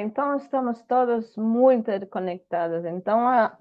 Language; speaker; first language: Spanish; non-native, fluent; Portuguese